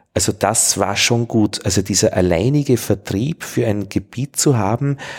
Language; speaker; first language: German; native; German